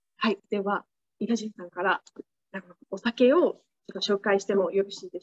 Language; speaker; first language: Japanese; non-native, fluent; English